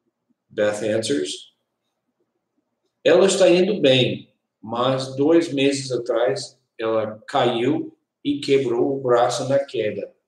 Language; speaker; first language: Portuguese; non-native, learner; English